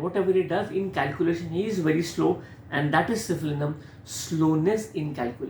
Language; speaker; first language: English; non-native, local second language; Hindi